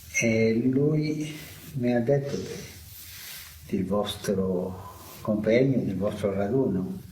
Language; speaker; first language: Italian; non-native, fluent; Spanish